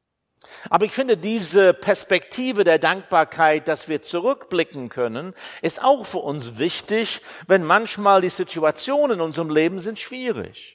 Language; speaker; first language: German; non-native, fluent; English